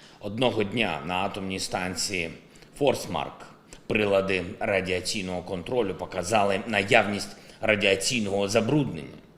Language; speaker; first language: Ukrainian; non-native, local second language; Russian